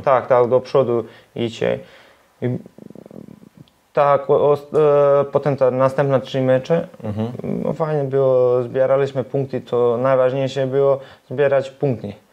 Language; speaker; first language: Polish; non-native, learner; Serbian